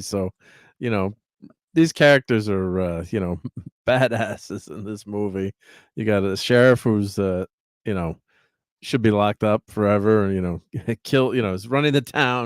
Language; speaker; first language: English; native; English